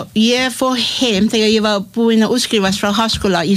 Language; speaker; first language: Icelandic; non-native, learner; Malay